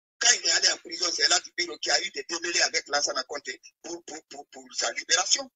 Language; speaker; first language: French; non-native, local second language; Fula